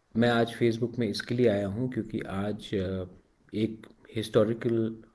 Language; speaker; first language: Hindi; non-native, local second language; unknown